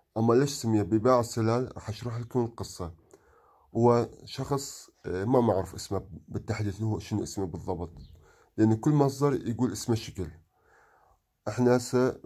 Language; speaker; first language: Arabic; non-native, local second language; Kurdish